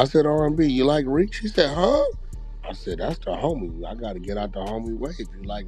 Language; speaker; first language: English; native; English